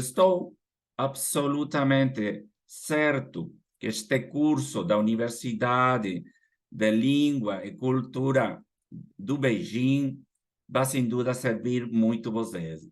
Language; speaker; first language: Portuguese; non-native, fluent; Spanish